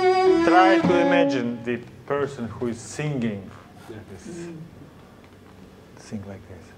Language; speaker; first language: English; non-native, learner; Russian